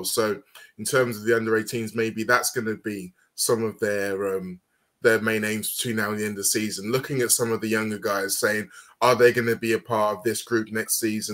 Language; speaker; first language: English; native; English